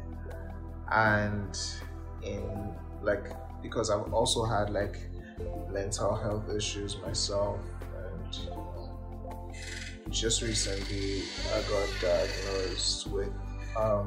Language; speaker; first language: English; non-native, local second language; Yoruba